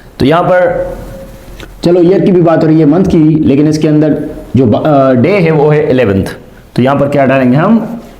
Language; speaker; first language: Urdu; non-native, local second language; Sindhi